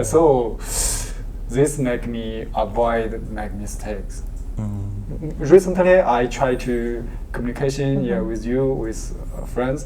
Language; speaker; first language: English; non-native, learner; Chinese